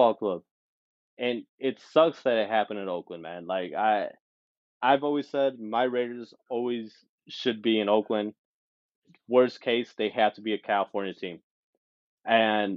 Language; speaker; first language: English; native; English